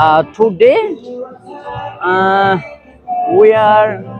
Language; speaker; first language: English; non-native, learner; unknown